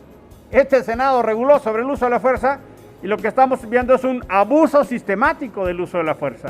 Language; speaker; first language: Spanish; native; Spanish